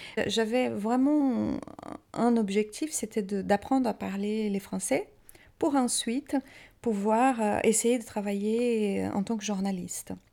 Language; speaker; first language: French; non-native, fluent; Portuguese